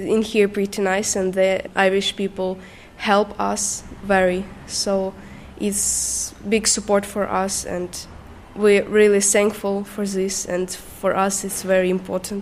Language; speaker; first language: English; non-native, learner; Ukrainian